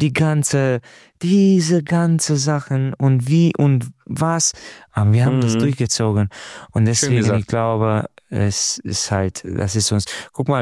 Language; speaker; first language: German; non-native, learner; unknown